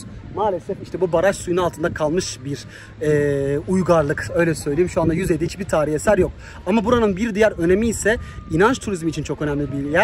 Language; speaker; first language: Turkish; native; Turkish